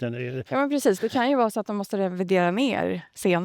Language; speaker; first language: Swedish; native; Swedish